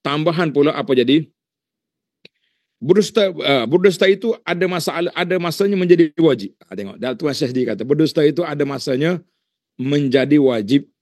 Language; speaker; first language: Malay; native; Malay